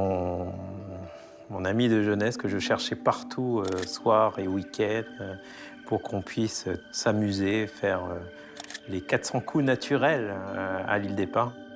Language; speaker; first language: French; native; French